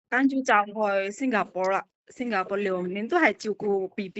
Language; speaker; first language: Cantonese; non-native, fluent; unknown